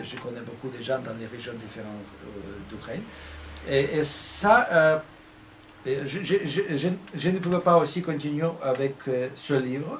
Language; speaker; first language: French; non-native, fluent; Russian